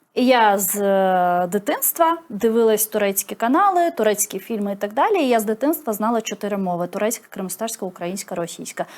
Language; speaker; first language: Ukrainian; non-native, local second language; Crimean Tatar